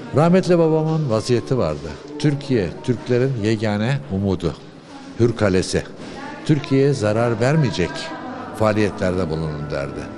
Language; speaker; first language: Turkish; early bilingual, other home language; Uyghur